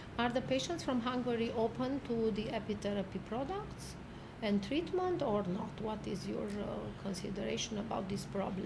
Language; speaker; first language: English; non-native, learner; Romanian